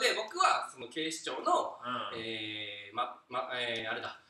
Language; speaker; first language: Japanese; native; Japanese